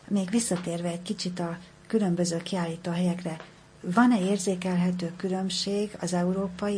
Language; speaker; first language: Hungarian; native; Hungarian